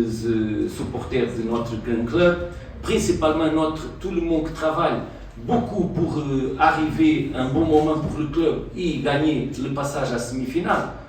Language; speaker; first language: French; non-native, fluent; Portuguese